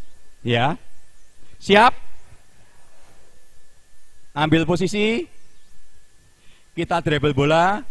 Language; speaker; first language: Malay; non-native, local second language; Javanese